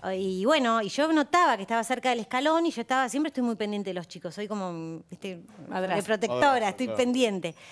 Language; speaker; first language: Spanish; native; Spanish